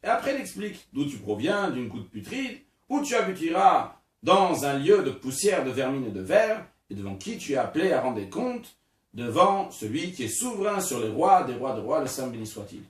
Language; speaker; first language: French; native; French